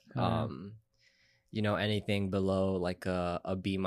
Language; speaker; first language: English; native; English